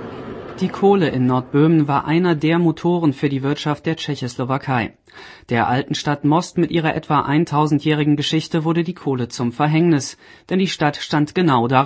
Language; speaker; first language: German; native; German